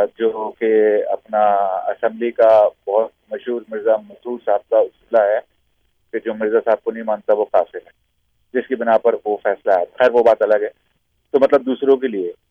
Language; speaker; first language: Urdu; native; Urdu